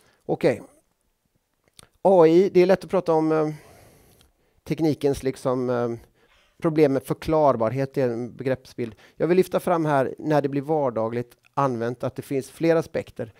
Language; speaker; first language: Swedish; native; Swedish